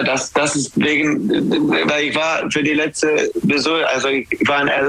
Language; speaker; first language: German; non-native, learner; English